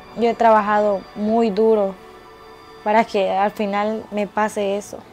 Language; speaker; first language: Spanish; native; Spanish